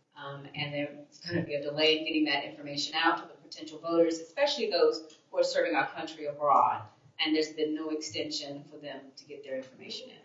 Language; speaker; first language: English; native; English